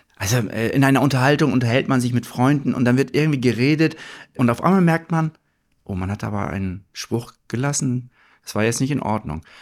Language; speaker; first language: German; early bilingual, other home language; Turkish